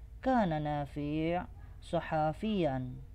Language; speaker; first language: Arabic; non-native, fluent; Indonesian